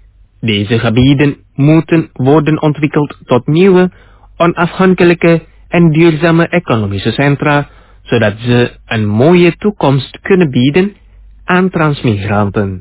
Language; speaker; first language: Dutch; non-native, fluent; Indonesian